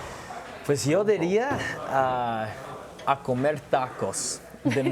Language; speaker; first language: Spanish; non-native, fluent; English